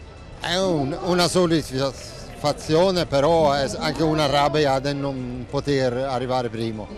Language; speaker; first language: Italian; non-native, fluent; Swedish